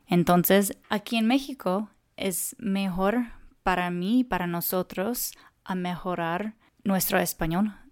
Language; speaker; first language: Spanish; non-native, learner; English